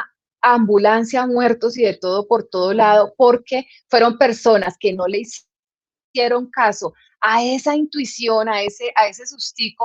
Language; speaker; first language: Spanish; native; Spanish